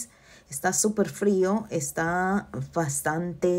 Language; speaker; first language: Spanish; native; Spanish